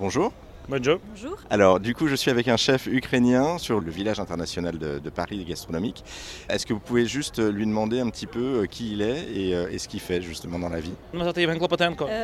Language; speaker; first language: French; native; French